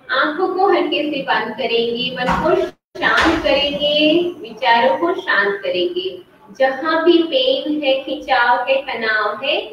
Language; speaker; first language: Hindi; non-native, local second language; Gujarati